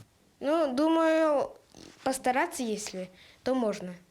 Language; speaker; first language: Russian; non-native, local second language; Yakut